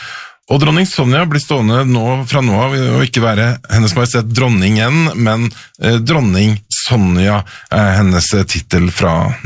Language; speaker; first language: Norwegian; native; Norwegian